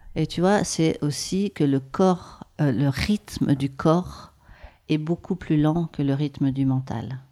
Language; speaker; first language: French; native; French